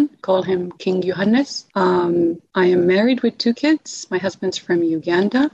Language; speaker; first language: English; non-native, fluent; Arabic